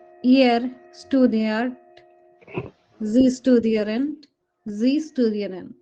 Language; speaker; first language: German; non-native, learner; Hindi